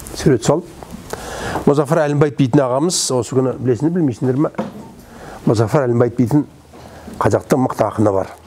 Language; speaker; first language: Kazakh; native; Kazakh